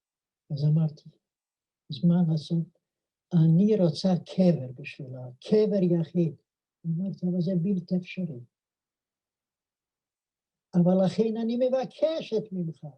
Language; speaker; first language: Hebrew; non-native, fluent; Yiddish